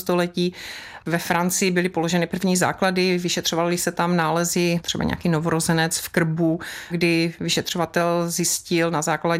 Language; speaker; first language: Czech; native; Czech